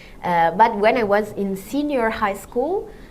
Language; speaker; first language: English; non-native, fluent; Italian